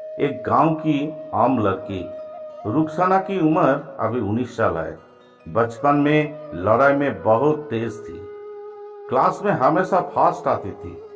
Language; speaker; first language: Hindi; non-native, local second language; Bangla